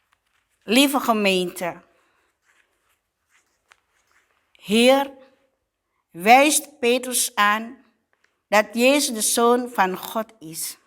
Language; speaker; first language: Dutch; non-native, fluent; Indonesian